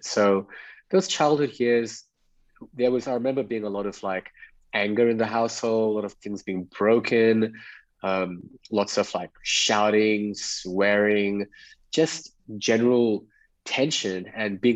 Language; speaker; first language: English; native; English